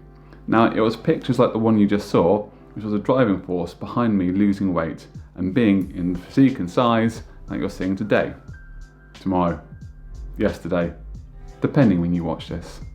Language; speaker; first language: English; native; English